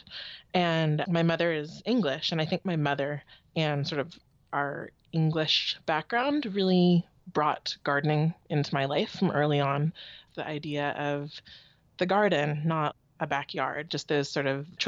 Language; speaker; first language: English; native; English